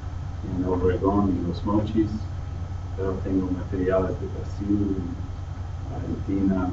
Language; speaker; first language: Spanish; non-native, learner; English